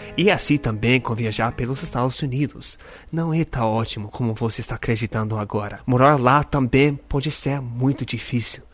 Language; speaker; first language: Portuguese; non-native, fluent; English